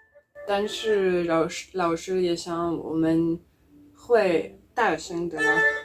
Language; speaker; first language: Chinese; non-native, learner; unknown